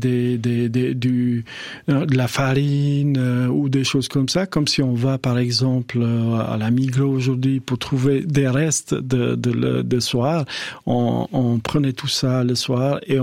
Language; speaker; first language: French; non-native, fluent; Albanian